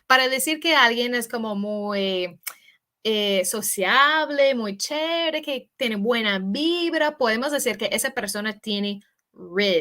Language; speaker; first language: Spanish; non-native, fluent; English